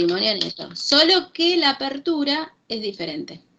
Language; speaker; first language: Spanish; native; Spanish